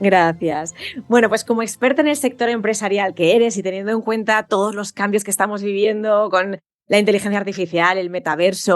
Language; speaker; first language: Spanish; native; Spanish